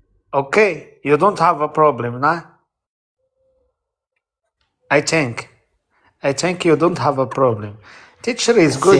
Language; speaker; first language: English; non-native, learner; Arabic